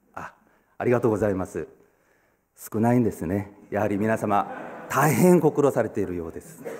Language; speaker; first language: Japanese; non-native, fluent; Korean